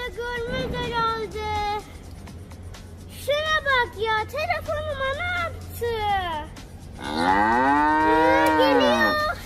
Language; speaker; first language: Turkish; native; Turkish